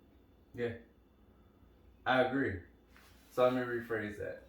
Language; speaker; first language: English; native; English